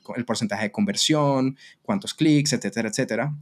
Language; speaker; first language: Spanish; native; Spanish